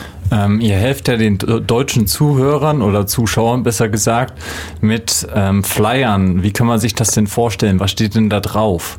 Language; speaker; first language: German; native; German